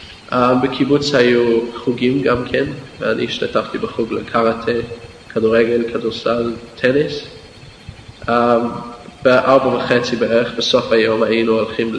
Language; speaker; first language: Hebrew; non-native, fluent; English